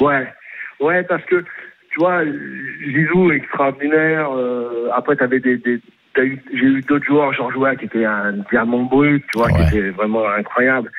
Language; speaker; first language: French; native; French